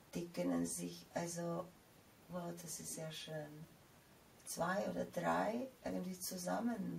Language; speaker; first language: German; non-native, fluent; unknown